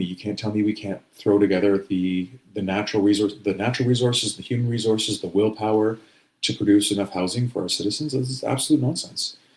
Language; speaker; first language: English; native; English